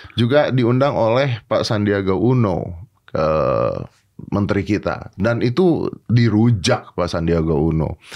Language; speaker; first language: Indonesian; native; Indonesian